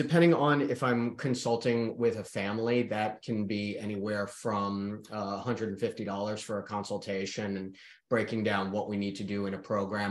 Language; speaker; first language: English; native; English